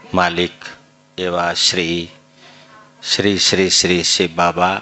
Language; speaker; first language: Hindi; non-native, local second language; Gujarati